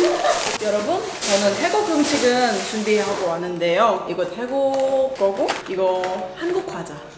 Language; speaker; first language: Korean; non-native, fluent; Thai